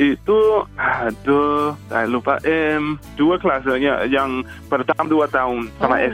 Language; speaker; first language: Indonesian; non-native, fluent; English